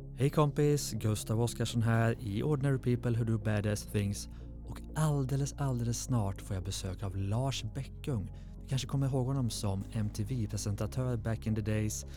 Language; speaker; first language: Swedish; native; Swedish